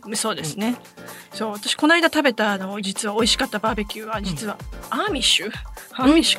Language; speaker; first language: Japanese; native; Japanese